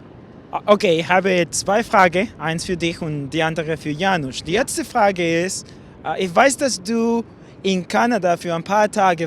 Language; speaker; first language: German; non-native, learner; English